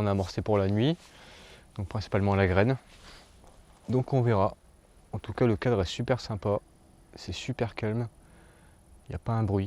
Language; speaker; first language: French; native; French